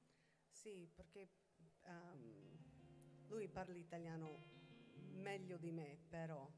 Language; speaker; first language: Italian; non-native, learner; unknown